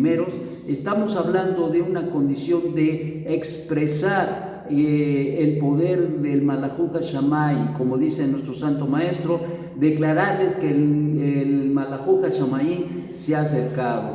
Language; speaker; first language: Spanish; native; Spanish